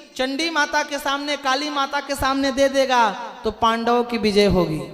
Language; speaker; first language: Hindi; non-native, local second language; Marathi